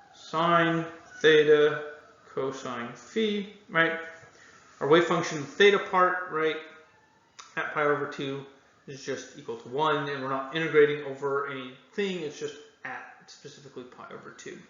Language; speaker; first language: English; native; English